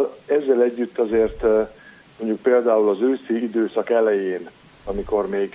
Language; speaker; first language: Hungarian; native; Hungarian